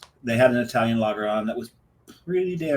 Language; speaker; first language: English; native; English